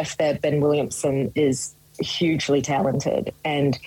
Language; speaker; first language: English; native; English